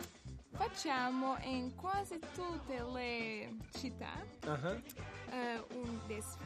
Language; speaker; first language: Italian; non-native, learner; Portuguese